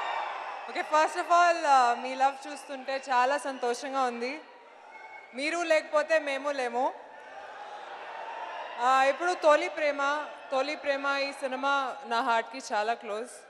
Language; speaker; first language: Telugu; non-native, learner; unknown